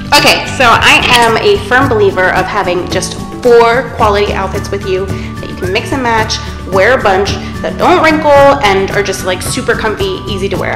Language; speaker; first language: English; native; English